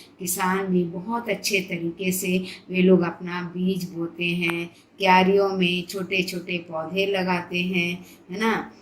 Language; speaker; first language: Hindi; non-native, local second language; Telugu